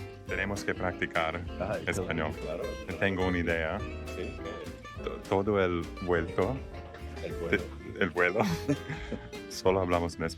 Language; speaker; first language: Spanish; non-native, learner; English